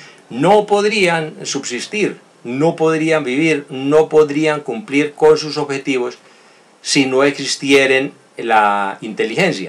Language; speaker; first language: Spanish; native; Spanish